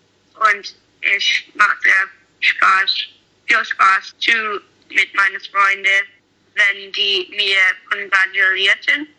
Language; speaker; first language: German; non-native, learner; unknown